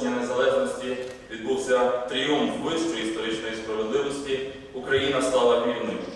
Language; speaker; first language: Ukrainian; native; Ukrainian